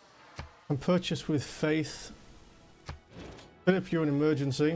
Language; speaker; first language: English; native; English